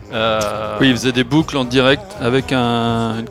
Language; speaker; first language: French; native; French